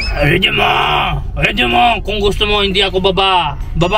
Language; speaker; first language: Filipino; non-native, learner; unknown